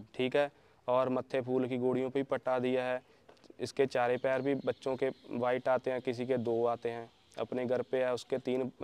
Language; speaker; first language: Hindi; native; Hindi